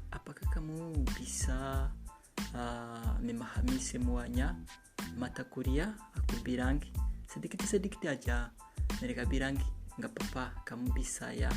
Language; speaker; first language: Indonesian; non-native, fluent; Kinyarwanda